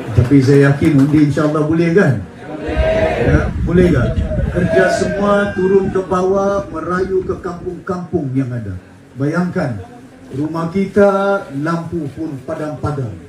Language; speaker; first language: Malay; native; Malay